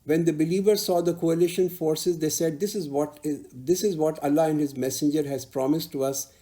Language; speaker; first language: English; non-native, local second language; Urdu